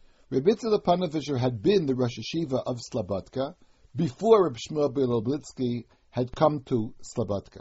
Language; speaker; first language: English; native; English